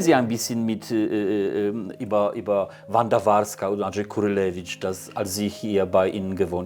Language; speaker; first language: German; non-native, fluent; Polish